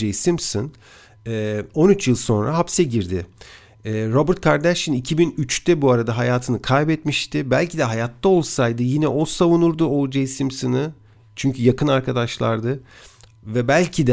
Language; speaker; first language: Turkish; native; Turkish